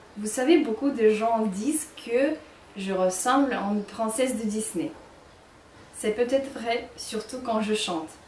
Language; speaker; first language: French; non-native, fluent; Ukrainian